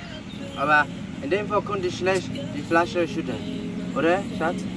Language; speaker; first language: German; non-native, fluent; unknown